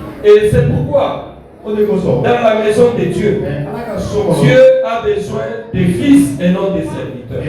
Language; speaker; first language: French; non-native, local second language; Bambara